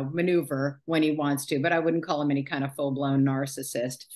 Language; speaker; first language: English; native; English